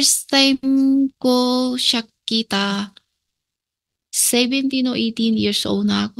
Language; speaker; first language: Filipino; non-native, learner; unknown